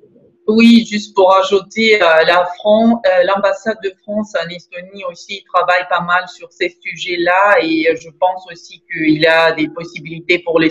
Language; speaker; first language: French; non-native, fluent; Estonian